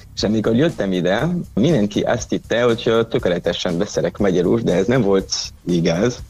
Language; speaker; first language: Hungarian; non-native, fluent; French